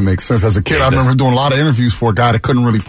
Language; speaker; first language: English; native; English